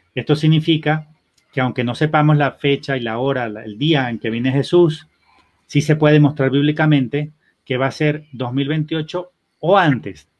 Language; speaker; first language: Spanish; native; Spanish